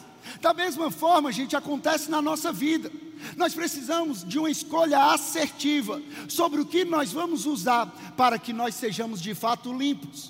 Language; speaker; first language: Portuguese; native; Portuguese